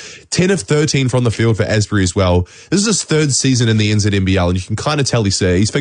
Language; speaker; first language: English; native; English